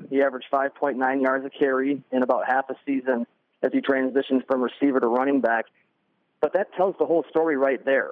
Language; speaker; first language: English; native; English